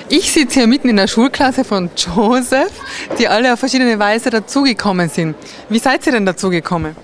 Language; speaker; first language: German; native; German